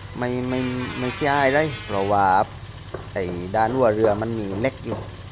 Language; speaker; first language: Thai; native; Thai